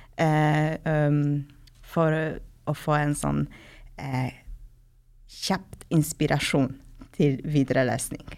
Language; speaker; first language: Norwegian; non-native, fluent; Polish